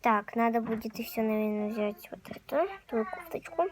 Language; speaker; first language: Russian; native; Russian